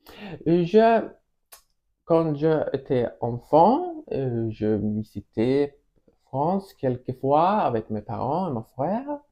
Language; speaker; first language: French; non-native, learner; Swedish